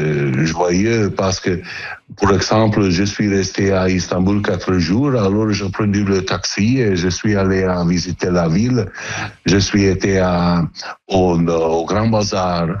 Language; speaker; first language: French; non-native, learner; Italian